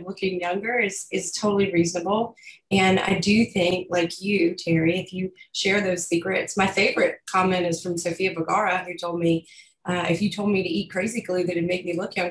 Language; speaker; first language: English; native; English